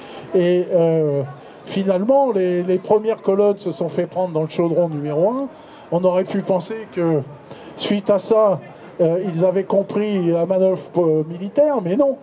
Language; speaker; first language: French; native; French